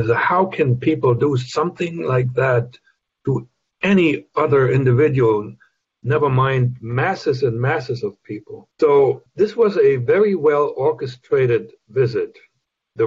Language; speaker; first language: English; non-native, fluent; German